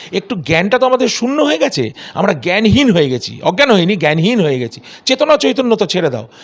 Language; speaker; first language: Bangla; native; Bangla